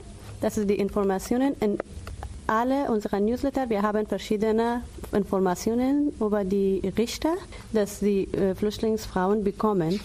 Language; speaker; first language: German; non-native, learner; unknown